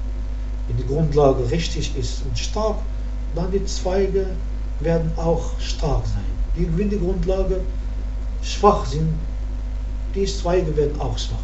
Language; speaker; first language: German; non-native, fluent; Arabic